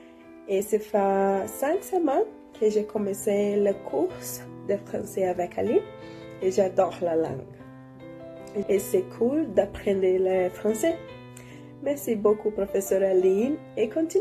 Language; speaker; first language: French; non-native, learner; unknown